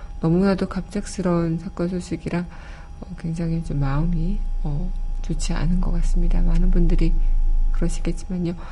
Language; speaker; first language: Korean; native; Korean